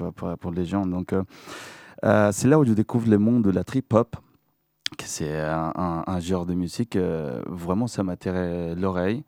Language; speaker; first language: French; non-native, fluent; Spanish